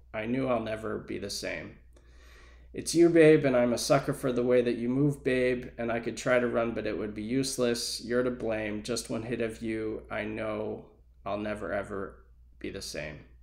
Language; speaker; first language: English; native; English